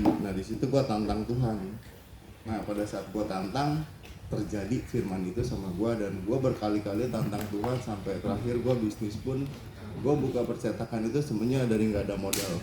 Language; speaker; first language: Indonesian; native; Indonesian